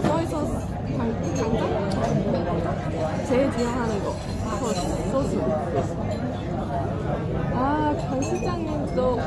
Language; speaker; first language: Korean; non-native, learner; Cantonese